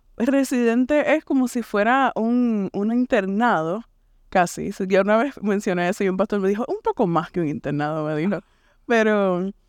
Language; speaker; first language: Spanish; native; Spanish